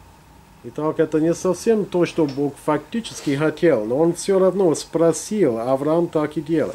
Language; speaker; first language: Russian; non-native, fluent; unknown